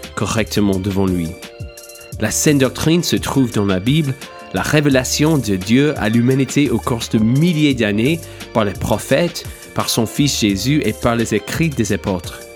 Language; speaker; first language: French; non-native, fluent; English